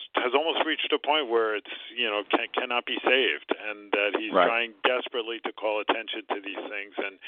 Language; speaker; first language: English; native; English